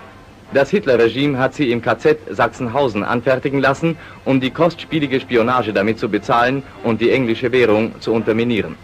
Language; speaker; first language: German; native; German